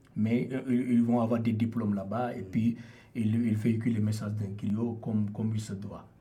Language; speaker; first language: French; non-native, local second language; Wolof